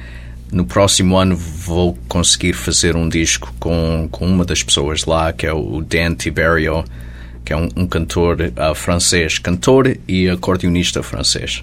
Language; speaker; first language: Portuguese; early bilingual, heritage; Portuguese